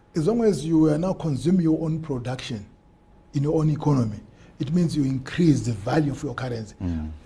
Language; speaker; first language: English; non-native, local second language; Shona